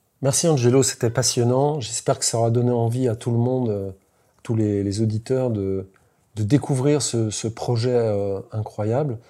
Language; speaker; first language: French; native; French